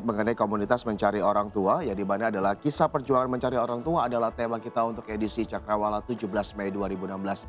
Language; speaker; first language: Indonesian; native; Indonesian